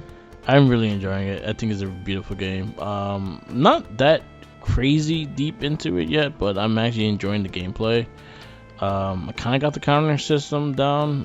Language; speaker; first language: English; native; English